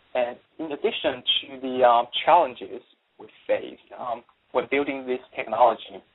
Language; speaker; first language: English; non-native, fluent; Chinese